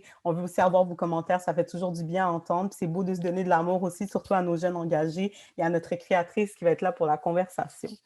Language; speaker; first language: French; native; French